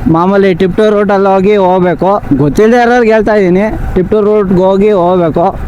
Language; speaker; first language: Kannada; non-native, local second language; Marathi